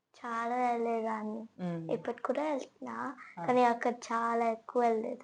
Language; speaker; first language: Telugu; early bilingual, heritage; Telugu